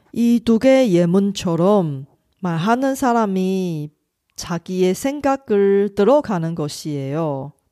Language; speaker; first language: Korean; non-native, fluent; Chinese